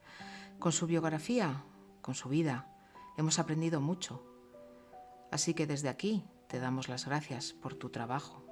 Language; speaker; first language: Spanish; native; Spanish